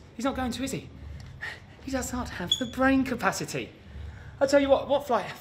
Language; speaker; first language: English; native; English